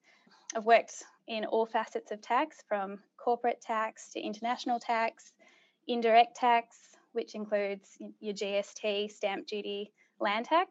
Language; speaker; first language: English; native; English